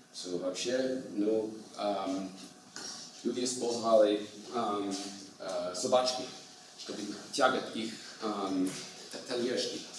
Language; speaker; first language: Russian; non-native, learner; English